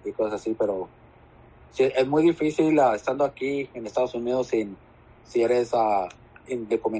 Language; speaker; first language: Spanish; native; Spanish